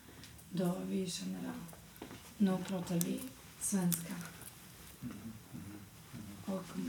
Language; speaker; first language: Swedish; non-native, fluent; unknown